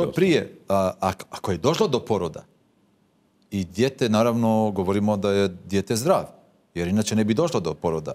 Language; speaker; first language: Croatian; non-native, fluent; Hebrew